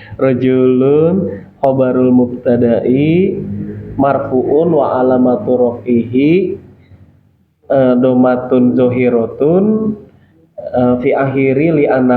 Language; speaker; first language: Arabic; non-native, learner; Indonesian